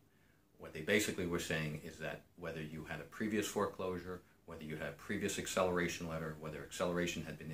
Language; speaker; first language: English; native; English